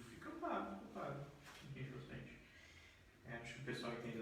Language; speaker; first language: Portuguese; native; Portuguese